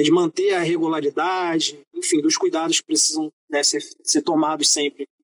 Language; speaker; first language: Portuguese; native; Portuguese